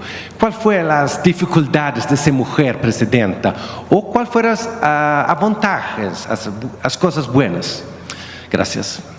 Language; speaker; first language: Spanish; non-native, learner; Swedish